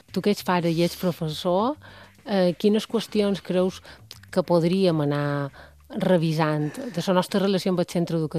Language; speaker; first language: Catalan; native; Catalan